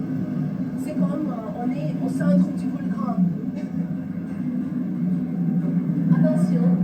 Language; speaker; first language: French; non-native, fluent; Russian